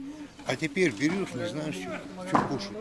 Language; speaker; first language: Russian; non-native, local second language; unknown